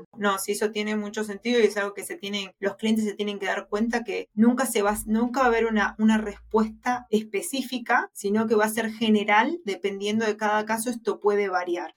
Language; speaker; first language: Spanish; native; Spanish